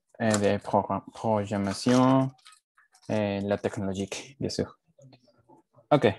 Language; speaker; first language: French; non-native, learner; Spanish